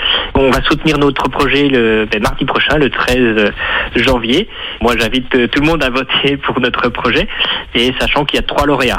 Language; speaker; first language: French; native; French